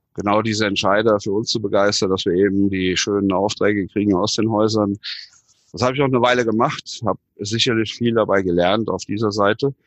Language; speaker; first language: German; native; German